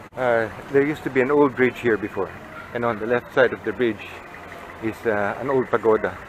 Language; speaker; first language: English; non-native, local second language; Filipino